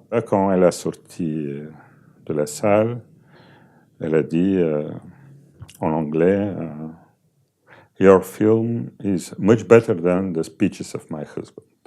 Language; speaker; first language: French; non-native, fluent; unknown